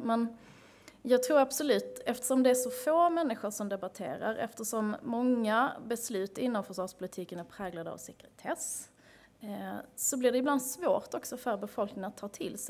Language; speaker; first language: Swedish; native; Swedish